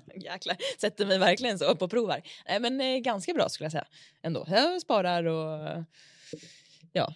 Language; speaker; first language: Swedish; native; Swedish